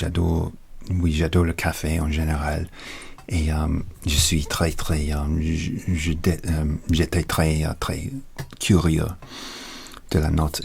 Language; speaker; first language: French; non-native, learner; English